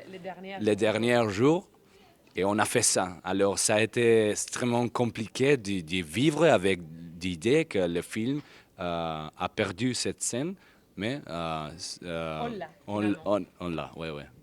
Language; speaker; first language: French; non-native, learner; Spanish